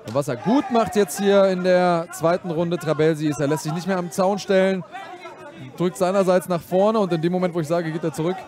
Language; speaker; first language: German; native; German